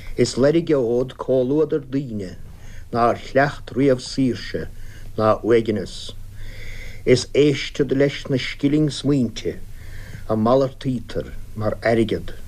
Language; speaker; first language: Irish; native; Irish